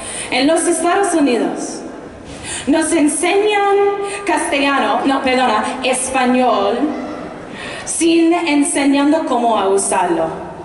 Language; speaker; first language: Spanish; non-native, learner; English